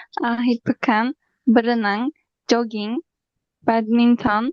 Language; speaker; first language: Indonesian; non-native, learner; Turkish